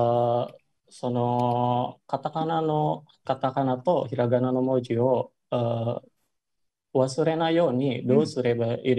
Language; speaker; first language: Japanese; non-native, fluent; Indonesian